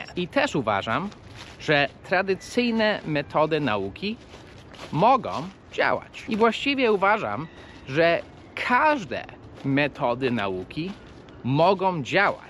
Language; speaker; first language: Polish; early bilingual, heritage; Polish